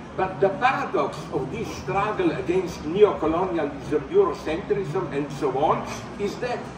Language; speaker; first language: English; non-native, fluent; Slovenian